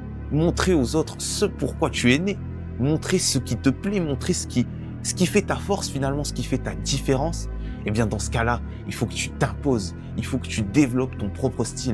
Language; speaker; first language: French; native; French